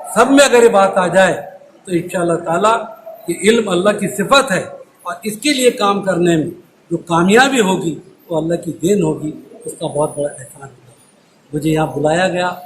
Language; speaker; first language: Hindi; non-native, local second language; Urdu